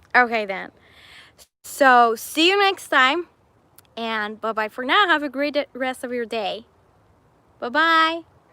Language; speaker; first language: English; non-native, fluent; Persian